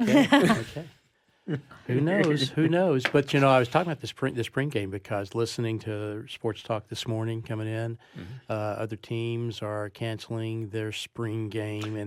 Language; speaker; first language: English; native; English